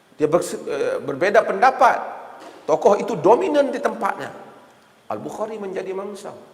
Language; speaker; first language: Malay; native; Malay